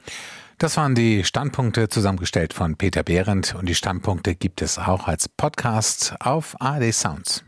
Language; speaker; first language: German; native; German